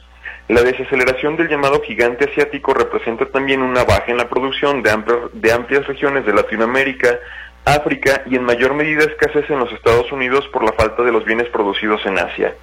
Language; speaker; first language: Spanish; native; Spanish